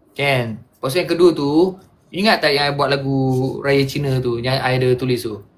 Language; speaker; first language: Malay; non-native, local second language; Chinese